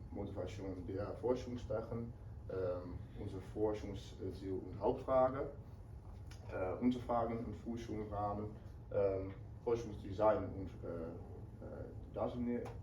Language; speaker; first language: German; non-native, learner; Dutch